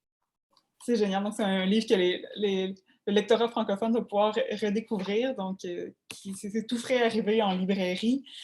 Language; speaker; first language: French; native; French